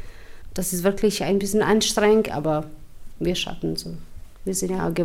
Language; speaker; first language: German; non-native, fluent; Albanian